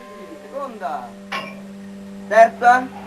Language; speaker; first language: Italian; native; Italian